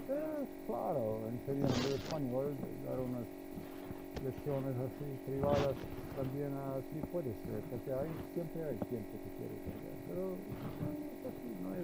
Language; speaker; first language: Spanish; non-native, learner; Slovenian